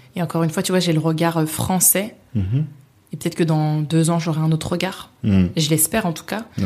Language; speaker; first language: French; native; French